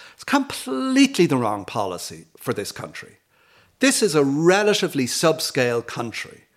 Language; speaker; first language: English; native; English